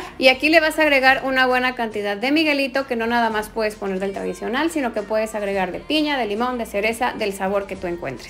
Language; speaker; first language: Spanish; native; Spanish